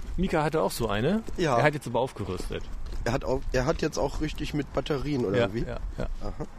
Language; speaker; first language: German; native; German